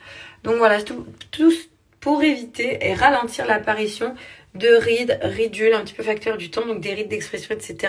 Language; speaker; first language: French; native; French